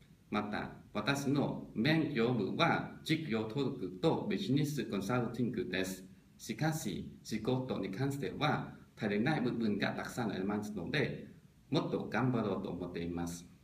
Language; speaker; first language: Japanese; non-native, learner; Khmer